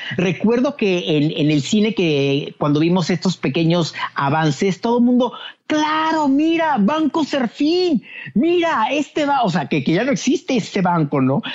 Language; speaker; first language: Spanish; native; Spanish